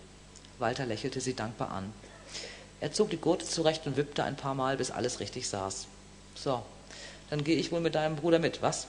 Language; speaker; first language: German; native; German